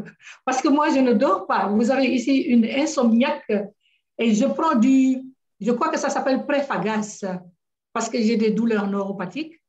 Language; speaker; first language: French; native; French